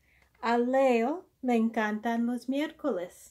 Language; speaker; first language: Spanish; early bilingual, heritage; Spanish